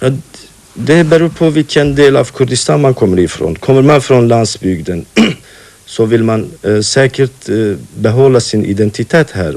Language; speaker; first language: Swedish; non-native, fluent; Kurdish